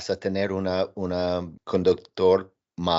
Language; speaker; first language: Spanish; non-native, learner; English